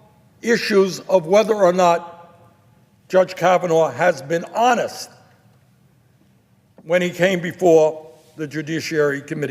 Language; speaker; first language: English; native; English